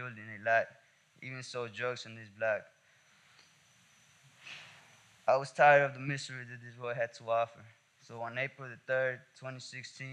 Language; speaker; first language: English; native; English